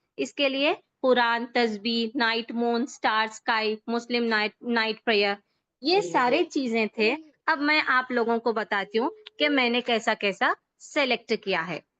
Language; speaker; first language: Hindi; native; Hindi